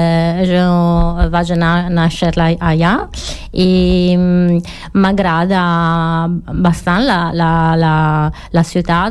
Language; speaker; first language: Catalan; non-native, learner; Italian